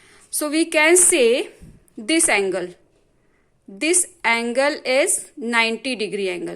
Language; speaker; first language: Hindi; native; Hindi